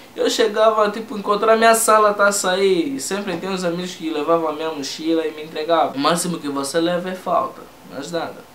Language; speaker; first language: Portuguese; native; Portuguese